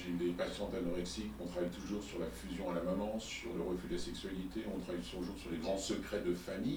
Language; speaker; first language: French; native; French